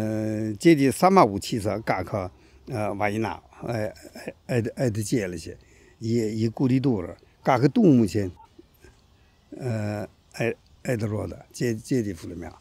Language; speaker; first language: Russian; non-native, learner; Chinese